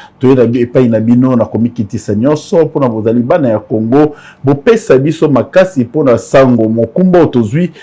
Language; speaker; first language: Lingala; native; Lingala